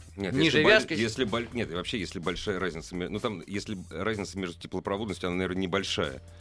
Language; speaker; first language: Russian; native; Russian